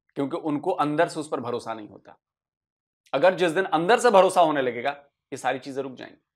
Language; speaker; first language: Hindi; native; Hindi